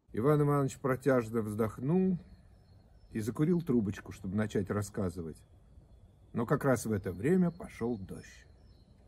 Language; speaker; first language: Russian; native; Russian